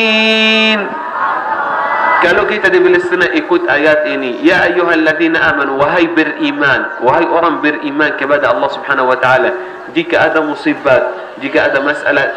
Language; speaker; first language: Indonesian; non-native, learner; Arabic